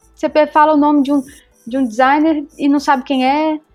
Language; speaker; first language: Portuguese; native; Portuguese